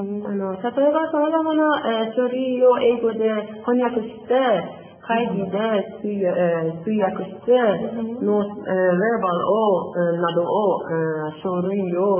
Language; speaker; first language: Japanese; non-native, learner; Persian